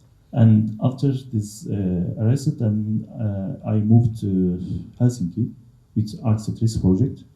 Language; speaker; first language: English; non-native, learner; Kurdish